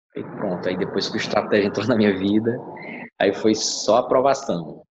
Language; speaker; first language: Portuguese; native; Portuguese